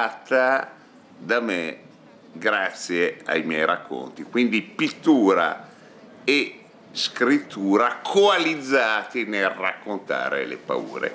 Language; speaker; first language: Italian; native; Italian